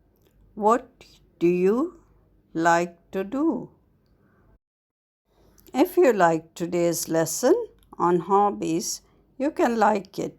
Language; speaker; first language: English; non-native, fluent; Arabic